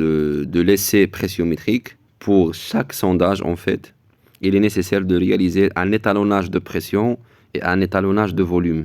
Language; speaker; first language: French; non-native, local second language; Arabic